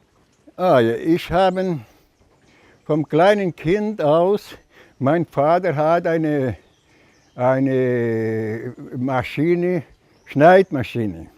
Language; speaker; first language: German; early bilingual, heritage; German